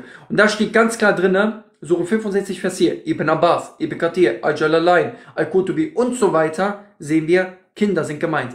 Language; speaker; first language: German; native; German